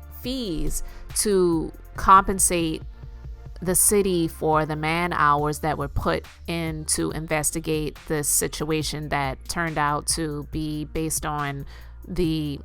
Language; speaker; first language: English; native; English